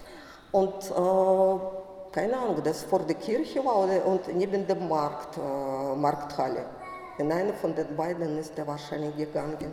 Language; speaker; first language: German; non-native, fluent; Russian